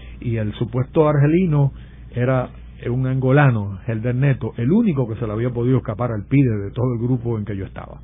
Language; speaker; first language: Spanish; native; Spanish